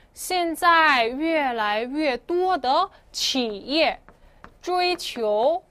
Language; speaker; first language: Chinese; non-native, fluent; Korean